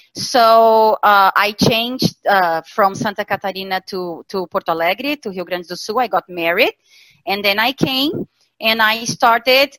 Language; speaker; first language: English; non-native, fluent; Portuguese